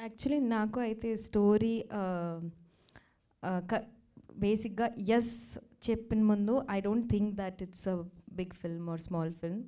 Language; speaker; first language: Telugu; non-native, local second language; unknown